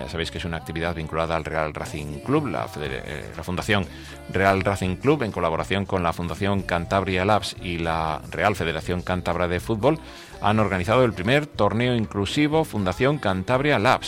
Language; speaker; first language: Spanish; native; Spanish